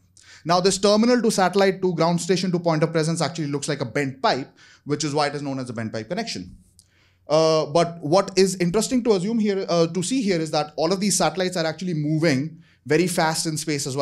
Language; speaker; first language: English; non-native, fluent; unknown